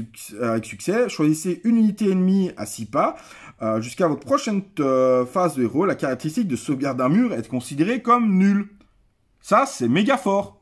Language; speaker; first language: French; native; French